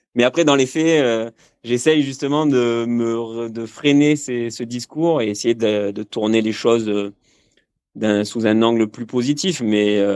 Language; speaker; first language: French; native; French